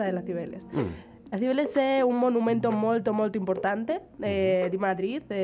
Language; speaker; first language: Italian; non-native, fluent; Spanish